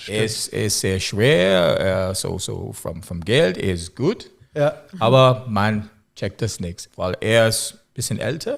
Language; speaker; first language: German; non-native, learner; English